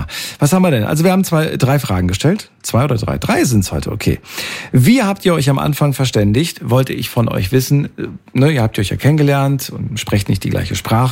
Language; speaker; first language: German; native; German